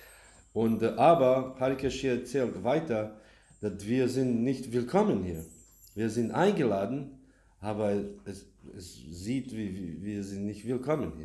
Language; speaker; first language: German; non-native, learner; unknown